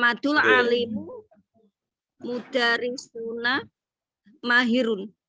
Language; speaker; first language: Arabic; non-native, learner; Indonesian